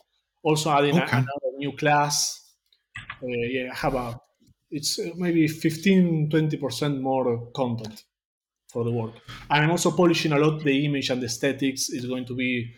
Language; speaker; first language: English; non-native, fluent; Spanish